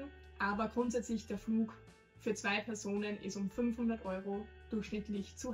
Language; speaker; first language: German; native; German